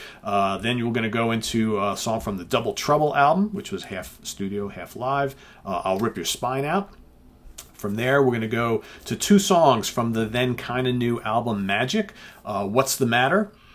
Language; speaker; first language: English; native; English